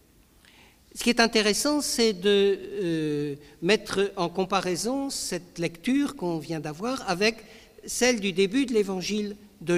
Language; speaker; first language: French; native; French